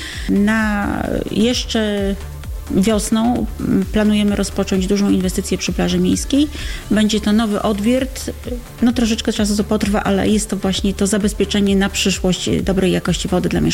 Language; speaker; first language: Polish; native; Polish